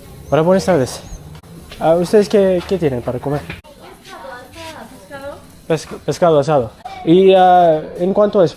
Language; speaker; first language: Spanish; non-native, learner; English